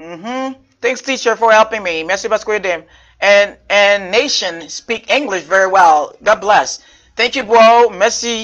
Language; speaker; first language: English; non-native, fluent; Haitian Creole